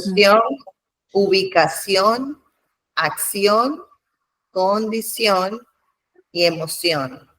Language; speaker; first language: Spanish; non-native, fluent; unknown